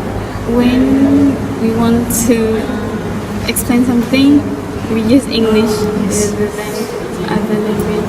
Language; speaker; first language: English; non-native, learner; Thai